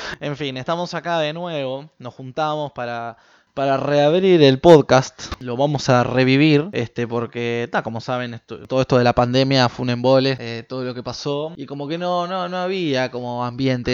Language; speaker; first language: Spanish; native; Spanish